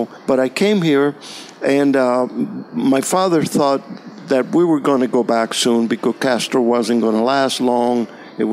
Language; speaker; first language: English; non-native, fluent; Spanish